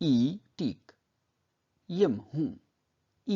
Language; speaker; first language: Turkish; non-native, fluent; Urdu